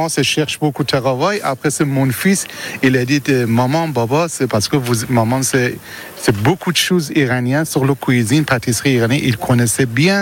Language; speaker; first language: French; non-native, learner; Persian